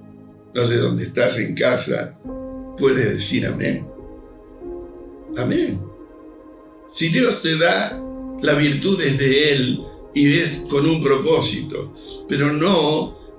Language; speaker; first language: Spanish; native; Spanish